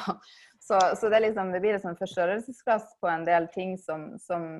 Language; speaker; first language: Norwegian; native; Norwegian